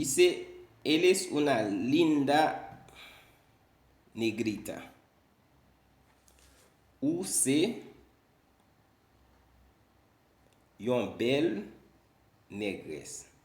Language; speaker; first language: Spanish; non-native, fluent; Haitian Creole